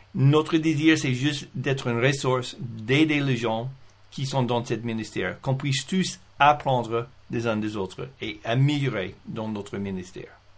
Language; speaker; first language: French; non-native, fluent; English